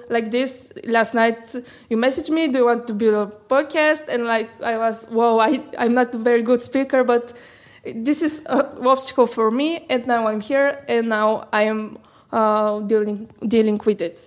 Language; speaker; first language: English; non-native, learner; Bulgarian